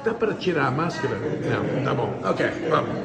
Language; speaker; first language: Portuguese; non-native, learner; English